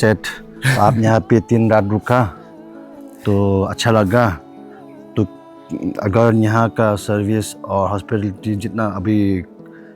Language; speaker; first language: Hindi; non-native, local second language; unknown